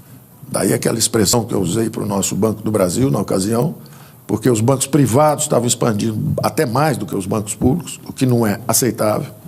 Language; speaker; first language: Portuguese; native; Portuguese